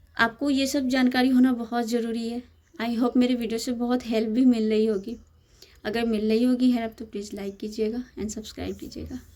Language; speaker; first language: Hindi; native; Hindi